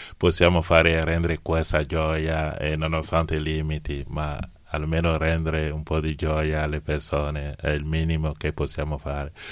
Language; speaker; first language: Italian; non-native, fluent; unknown